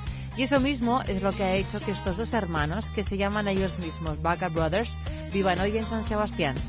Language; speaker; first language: Spanish; native; Spanish